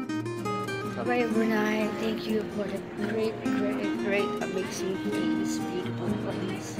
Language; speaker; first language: English; non-native, local second language; Filipino